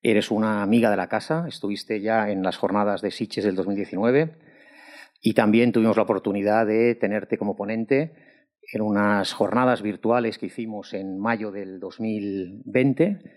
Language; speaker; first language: Spanish; non-native, local second language; Catalan